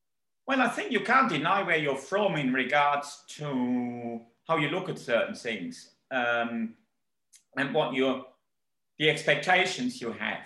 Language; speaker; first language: English; non-native, fluent; German